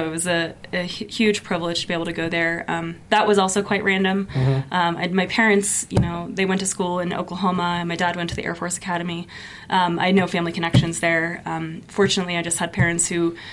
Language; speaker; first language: English; native; English